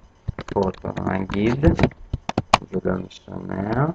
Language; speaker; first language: Hebrew; non-native, fluent; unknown